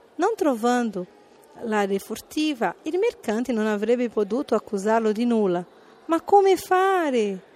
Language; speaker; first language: Italian; non-native, fluent; Portuguese